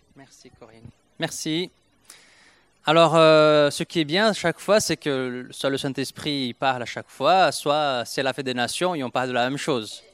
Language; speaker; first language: French; non-native, fluent; Portuguese